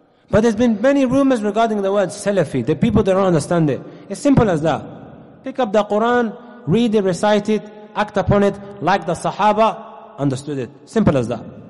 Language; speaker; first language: English; native; English